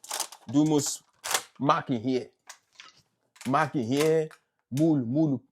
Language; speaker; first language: German; non-native, learner; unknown